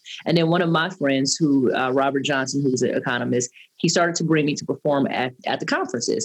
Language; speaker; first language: English; native; English